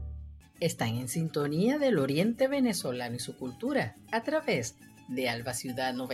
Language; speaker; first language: Spanish; native; Spanish